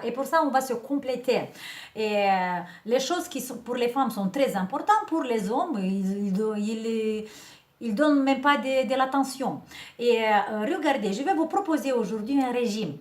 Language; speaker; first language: French; non-native, fluent; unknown